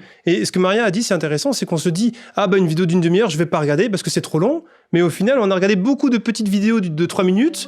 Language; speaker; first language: French; native; French